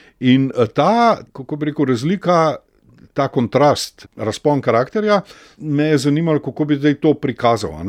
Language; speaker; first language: Slovenian; native; Slovenian